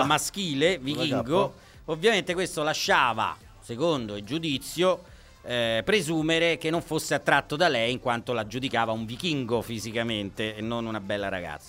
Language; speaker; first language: Italian; native; Italian